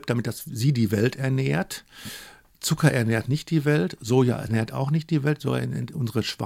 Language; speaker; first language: German; native; German